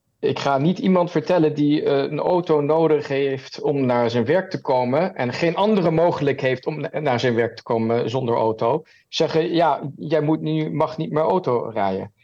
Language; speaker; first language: Dutch; early bilingual, heritage; German